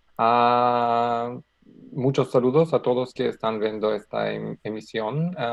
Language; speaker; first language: Spanish; non-native, learner; Macedonian